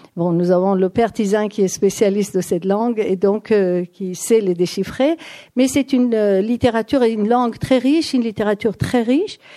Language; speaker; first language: French; non-native, fluent; Persian